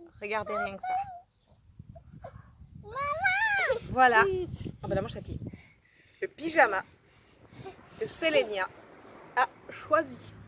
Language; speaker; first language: French; native; French